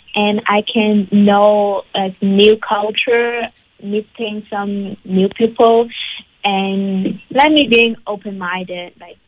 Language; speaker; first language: English; non-native, local second language; Cantonese